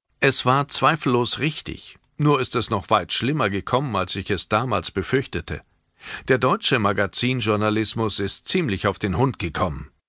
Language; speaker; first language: German; native; German